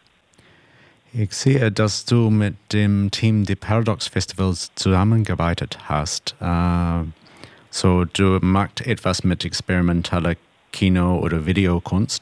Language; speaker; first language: German; non-native, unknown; English